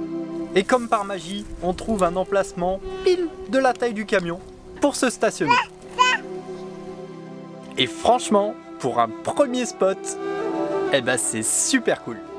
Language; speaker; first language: French; native; French